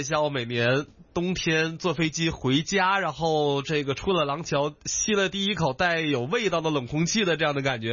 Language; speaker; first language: Chinese; native; Chinese